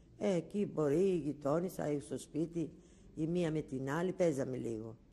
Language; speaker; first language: Greek; non-native, local second language; Ladino